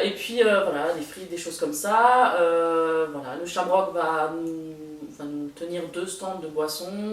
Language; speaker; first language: French; native; French